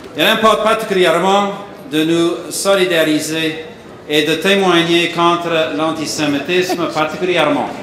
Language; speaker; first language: French; non-native, fluent; English